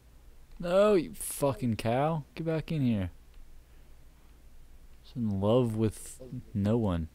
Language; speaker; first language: English; native; English